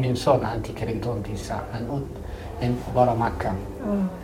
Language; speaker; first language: Swedish; non-native, learner; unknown